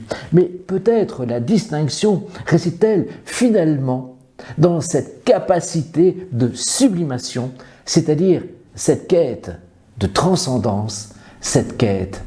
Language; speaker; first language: French; native; French